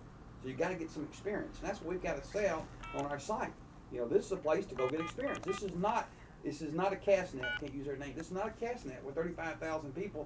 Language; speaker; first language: English; native; English